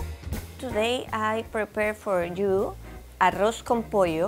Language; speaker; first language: English; non-native, learner; Spanish